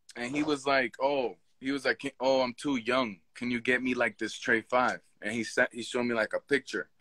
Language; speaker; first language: English; native; English